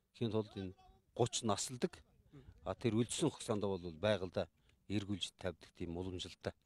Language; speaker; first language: Mongolian; non-native, local second language; Kazakh